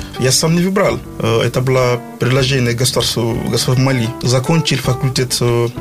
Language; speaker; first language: Russian; non-native, learner; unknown